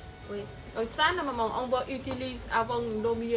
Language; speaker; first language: French; non-native, learner; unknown